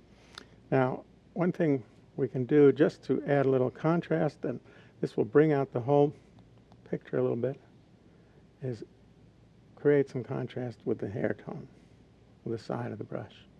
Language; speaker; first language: English; native; English